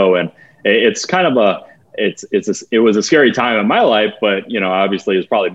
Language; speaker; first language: English; native; English